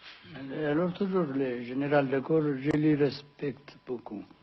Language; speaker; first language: French; non-native, fluent; Amharic